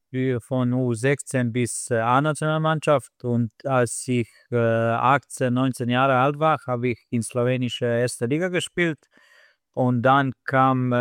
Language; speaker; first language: German; non-native, fluent; Slovenian